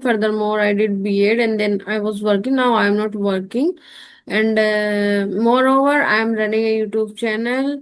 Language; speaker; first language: English; non-native, learner; Hindi